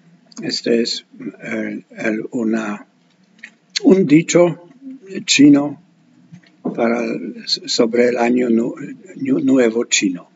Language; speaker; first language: Spanish; non-native, fluent; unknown